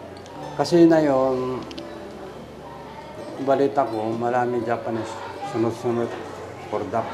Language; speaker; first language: Filipino; non-native, learner; Japanese